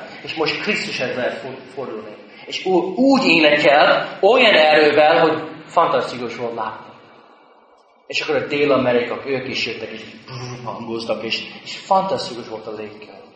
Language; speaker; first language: Hungarian; non-native, fluent; English